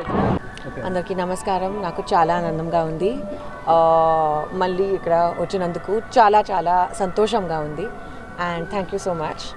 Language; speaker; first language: Telugu; non-native, learner; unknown